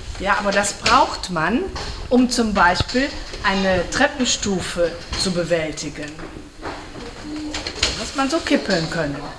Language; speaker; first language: German; native; German